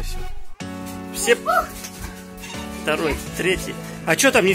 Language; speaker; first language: Russian; native; Russian